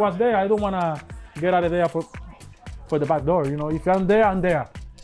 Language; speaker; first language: English; non-native, fluent; Spanish